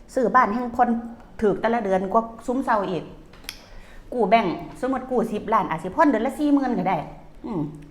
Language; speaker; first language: Thai; native; Thai